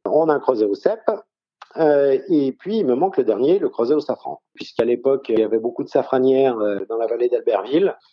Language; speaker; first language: French; native; French